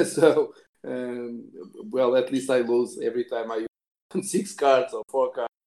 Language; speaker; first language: English; non-native, fluent; Portuguese